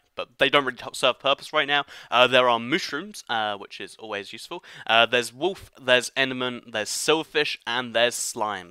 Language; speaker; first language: English; native; English